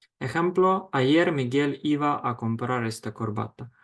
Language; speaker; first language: Spanish; non-native, fluent; Ukrainian